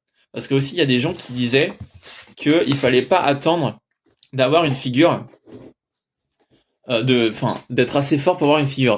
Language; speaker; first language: French; native; French